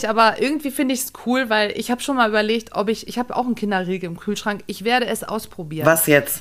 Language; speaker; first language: German; native; German